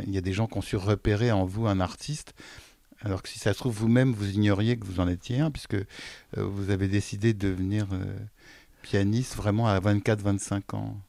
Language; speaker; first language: French; native; French